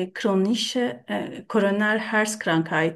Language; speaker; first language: German; non-native, learner; Turkish